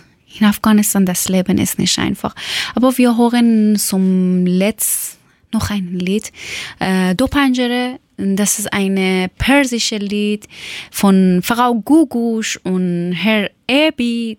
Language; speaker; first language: German; non-native, learner; Persian